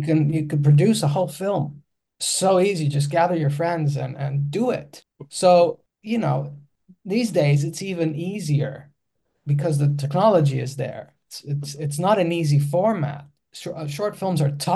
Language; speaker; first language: English; non-native, fluent; Greek